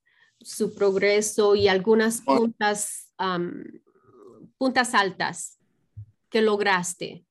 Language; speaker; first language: Spanish; early bilingual, heritage; Spanish